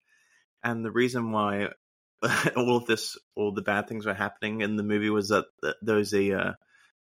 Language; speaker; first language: English; native; English